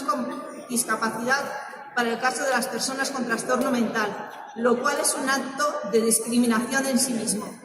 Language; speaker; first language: Spanish; native; Spanish